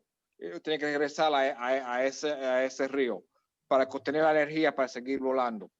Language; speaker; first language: Spanish; early bilingual, heritage; Spanish